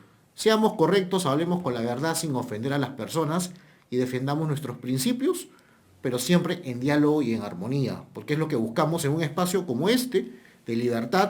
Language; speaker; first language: Spanish; native; Spanish